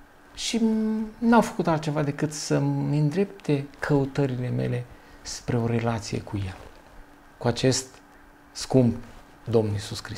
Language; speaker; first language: Romanian; native; Romanian